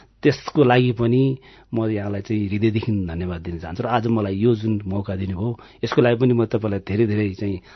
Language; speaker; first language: Nepali; non-native, local second language; Gurung